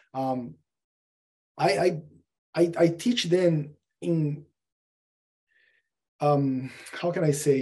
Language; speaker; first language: English; non-native, fluent; Portuguese